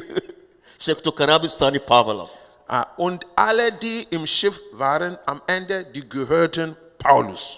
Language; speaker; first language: German; non-native, learner; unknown